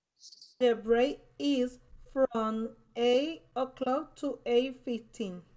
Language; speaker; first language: English; non-native, learner; Spanish